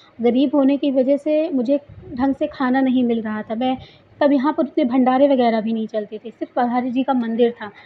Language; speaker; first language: Hindi; native; Hindi